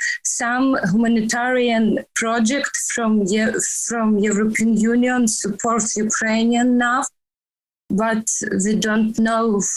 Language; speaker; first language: English; non-native, learner; Ukrainian